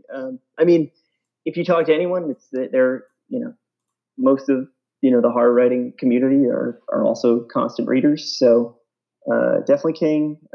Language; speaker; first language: English; native; English